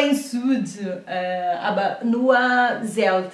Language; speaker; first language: German; non-native, fluent; Portuguese